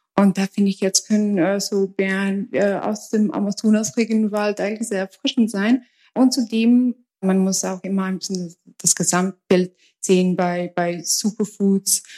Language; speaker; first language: German; early bilingual, other home language; Albanian